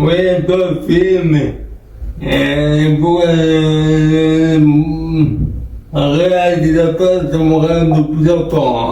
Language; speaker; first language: French; non-native, learner; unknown